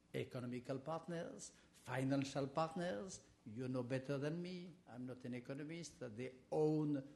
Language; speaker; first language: English; non-native, fluent; French